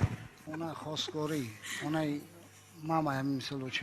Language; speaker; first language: Russian; non-native, learner; Tajik